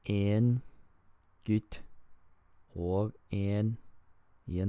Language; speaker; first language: Norwegian; non-native, learner; English